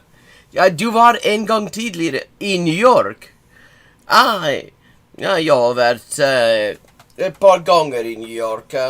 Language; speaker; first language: Swedish; non-native, learner; English